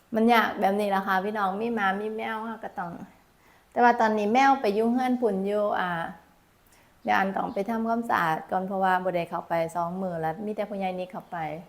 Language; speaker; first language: Thai; non-native, local second language; Northeastern Thai